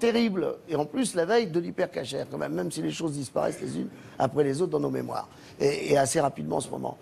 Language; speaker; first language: French; native; French